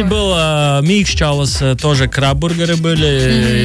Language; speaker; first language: Russian; non-native, local second language; Latvian